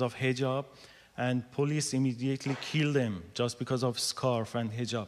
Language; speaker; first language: English; non-native, learner; Persian